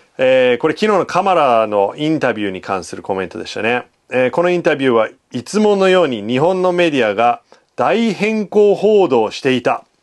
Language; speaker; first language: Japanese; non-native, fluent; English